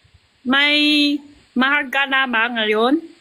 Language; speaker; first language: Filipino; non-native, learner; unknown